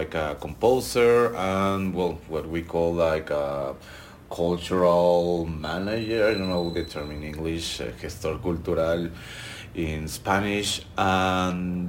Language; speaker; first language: English; non-native, fluent; Spanish